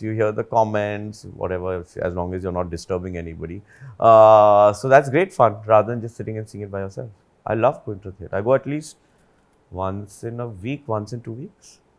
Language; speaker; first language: English; non-native, local second language; Hindi